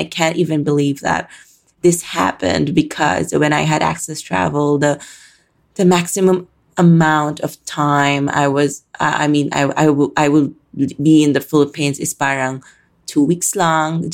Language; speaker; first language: English; non-native, local second language; Filipino